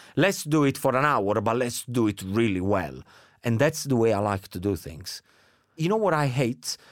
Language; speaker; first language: English; non-native, fluent; Italian